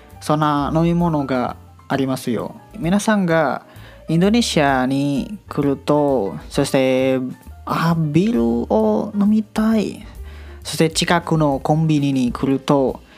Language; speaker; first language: Japanese; non-native, learner; Indonesian